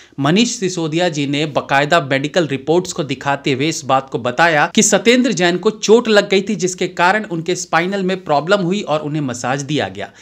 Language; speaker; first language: Hindi; native; Hindi